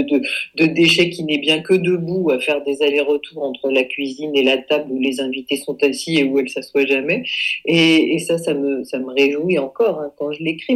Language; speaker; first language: French; native; French